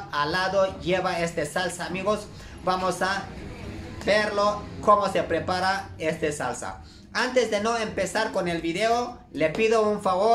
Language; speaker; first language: Spanish; non-native, learner; Turkish